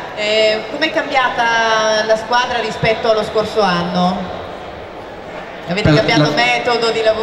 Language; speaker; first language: Italian; native; Italian